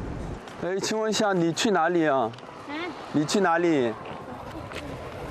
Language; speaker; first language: Chinese; non-native, fluent; Korean